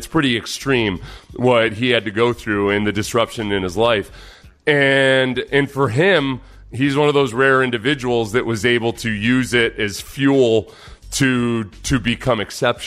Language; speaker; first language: English; native; English